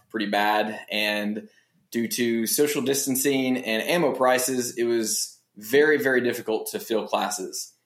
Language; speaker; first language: English; native; English